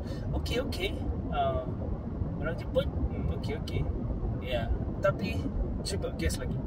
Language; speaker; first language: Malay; non-native, fluent; Korean